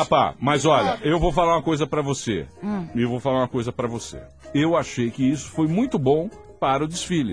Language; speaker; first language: Portuguese; native; Portuguese